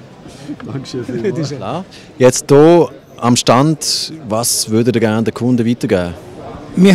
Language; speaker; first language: German; native; German